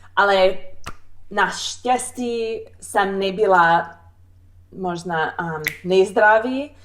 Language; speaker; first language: Czech; non-native, learner; English